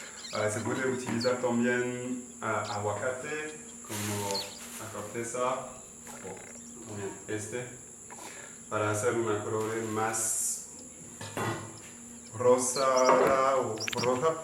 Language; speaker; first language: Spanish; non-native, learner; French